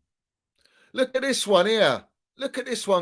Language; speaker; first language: English; native; English